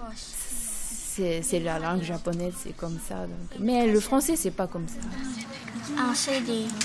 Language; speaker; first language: French; non-native, fluent; Japanese